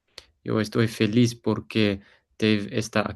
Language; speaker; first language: Spanish; non-native, learner; English